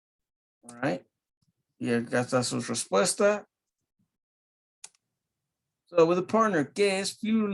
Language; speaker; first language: Spanish; early bilingual, heritage; Spanish